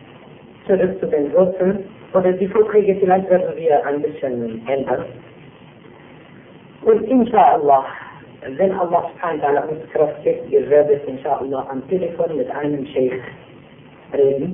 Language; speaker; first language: German; non-native, fluent; Turkish